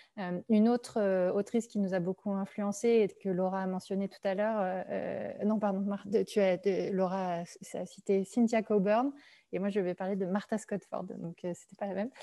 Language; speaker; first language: French; native; French